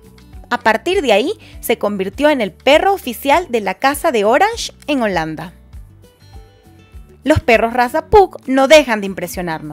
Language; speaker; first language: Spanish; native; Spanish